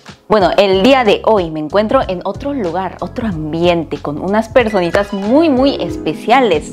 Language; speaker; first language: Spanish; non-native, fluent; Korean